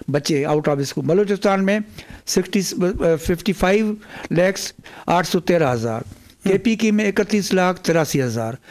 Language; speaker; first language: Urdu; non-native, local second language; Sindhi